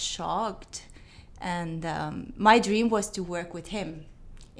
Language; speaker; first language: English; non-native, fluent; Hungarian